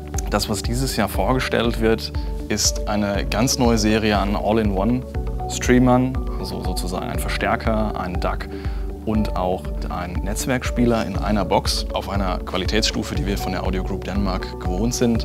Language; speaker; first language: German; native; German